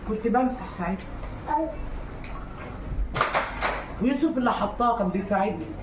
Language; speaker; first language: Arabic; native; Arabic